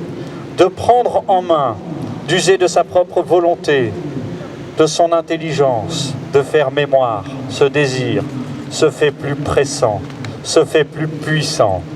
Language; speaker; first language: French; native; French